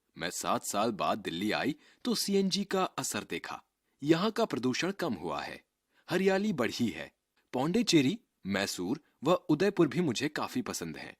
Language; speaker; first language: Hindi; native; Hindi